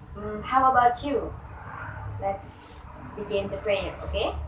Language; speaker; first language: English; non-native, fluent; Indonesian